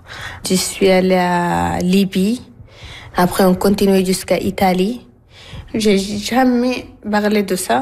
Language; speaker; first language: French; non-native, learner; Arabic